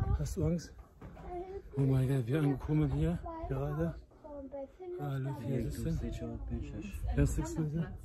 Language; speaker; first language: German; non-native, learner; Persian